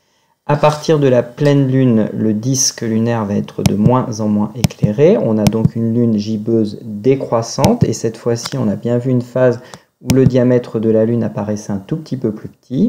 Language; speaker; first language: French; native; French